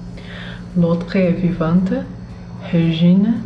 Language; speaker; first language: French; non-native, learner; Portuguese